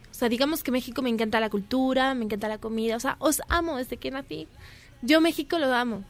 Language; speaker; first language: Spanish; native; Spanish